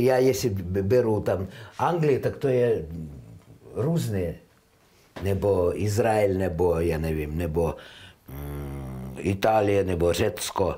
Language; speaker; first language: Czech; non-native, learner; Russian